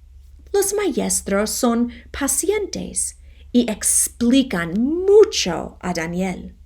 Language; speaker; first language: Spanish; non-native, fluent; English